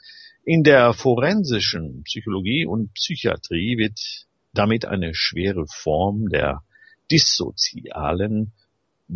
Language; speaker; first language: German; native; German